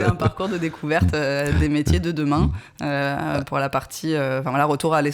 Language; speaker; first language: French; native; French